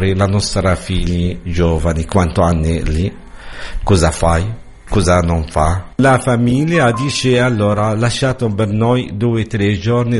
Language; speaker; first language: Italian; non-native, learner; Arabic